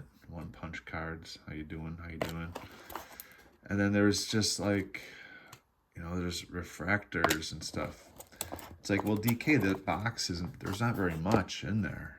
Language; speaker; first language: English; native; English